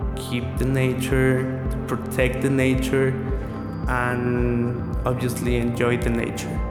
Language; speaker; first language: English; non-native, learner; Spanish